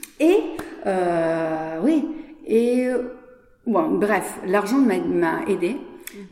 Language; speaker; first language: French; non-native, learner; Persian